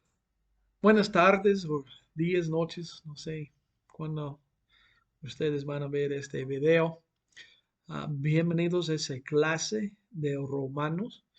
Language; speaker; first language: Spanish; non-native, fluent; English